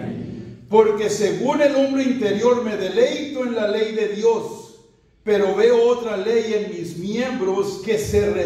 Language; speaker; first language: Spanish; native; Spanish